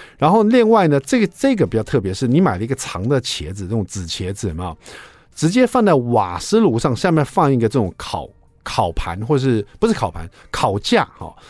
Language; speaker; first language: Chinese; native; Chinese